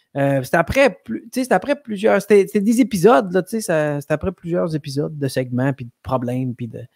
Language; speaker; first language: French; native; French